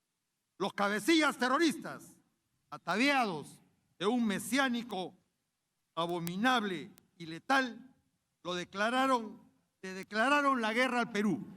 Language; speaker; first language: Spanish; native; Spanish